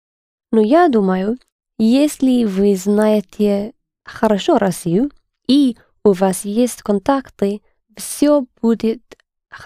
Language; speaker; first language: Russian; non-native, learner; English